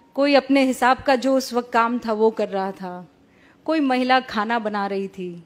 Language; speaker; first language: Hindi; native; Hindi